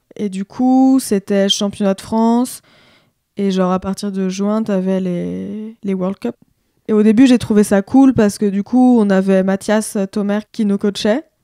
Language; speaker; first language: French; native; French